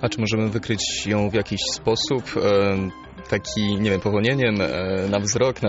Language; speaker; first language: Polish; native; Polish